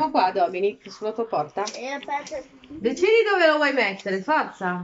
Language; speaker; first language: Italian; native; Italian